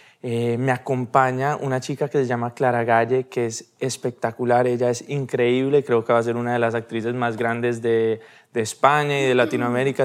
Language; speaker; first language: Spanish; early bilingual, heritage; Spanish